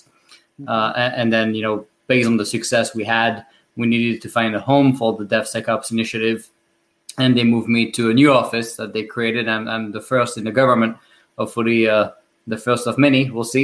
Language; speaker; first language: English; non-native, fluent; French